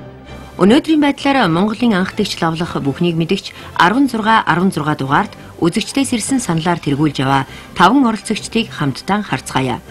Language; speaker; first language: Mongolian; native; Mongolian